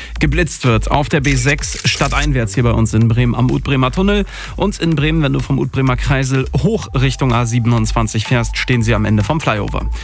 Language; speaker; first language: German; native; German